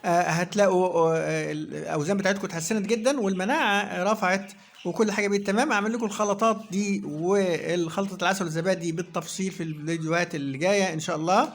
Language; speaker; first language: Arabic; native; Arabic